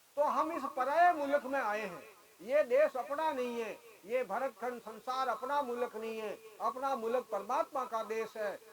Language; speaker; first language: Hindi; native; Hindi